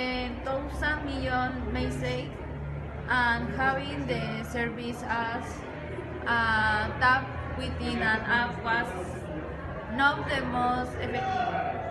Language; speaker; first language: English; non-native, learner; Spanish